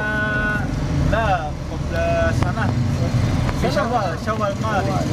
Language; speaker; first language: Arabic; non-native, learner; Indonesian